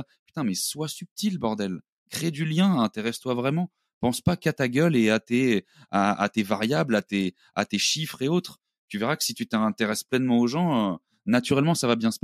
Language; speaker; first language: French; native; French